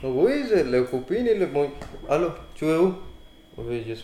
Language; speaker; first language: French; non-native, learner; Punjabi